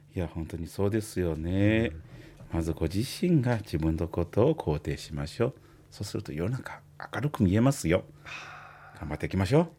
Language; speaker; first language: Japanese; non-native, fluent; Chinese